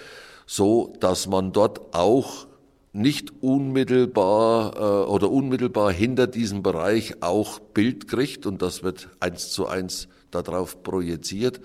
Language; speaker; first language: German; native; German